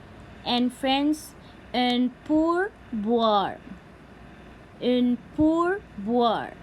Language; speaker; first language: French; non-native, learner; Cebuano